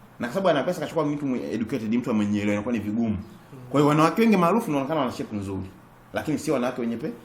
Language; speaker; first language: Swahili; native; Swahili